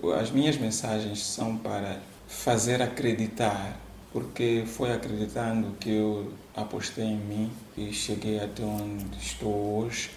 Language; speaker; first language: Portuguese; non-native, local second language; Tsonga